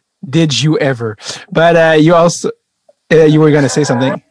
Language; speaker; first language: English; non-native, fluent; French